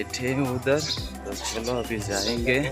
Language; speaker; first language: Hindi; non-native, local second language; Odia